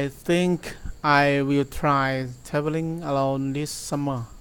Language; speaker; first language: English; non-native, learner; Thai